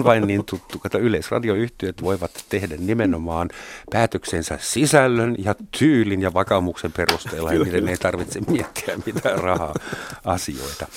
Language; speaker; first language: Finnish; non-native, fluent; German